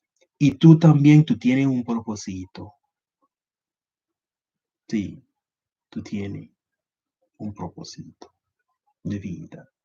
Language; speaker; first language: Spanish; non-native, learner; Haitian Creole